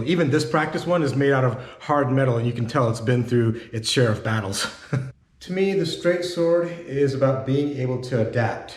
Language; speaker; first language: English; native; English